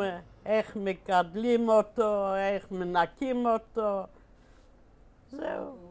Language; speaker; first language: Hebrew; non-native, fluent; Polish